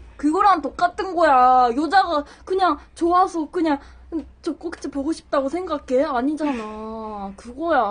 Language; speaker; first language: Korean; non-native, fluent; Japanese